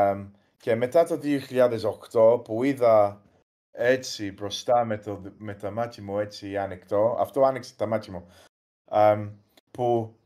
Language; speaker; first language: Greek; early bilingual, heritage; English